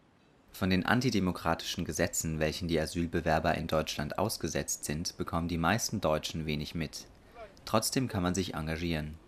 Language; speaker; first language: German; native; German